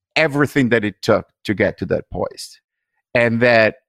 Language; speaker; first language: English; non-native, fluent; Italian